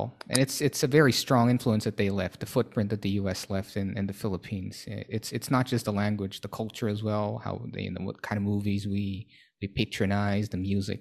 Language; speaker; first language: English; non-native, local second language; Filipino